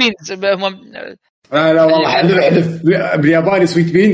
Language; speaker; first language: Arabic; native; Arabic